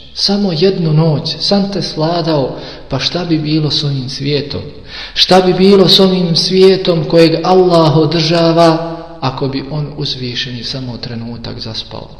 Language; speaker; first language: Bosnian; native; Bosnian